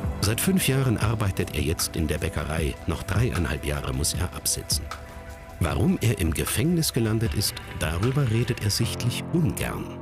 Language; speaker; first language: German; native; German